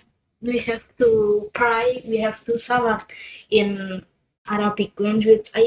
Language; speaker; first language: English; non-native, learner; Indonesian